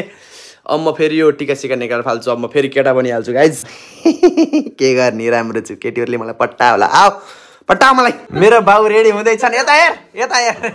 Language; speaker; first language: Nepali; native; Nepali